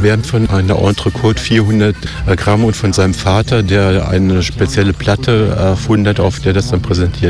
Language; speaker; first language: German; native; German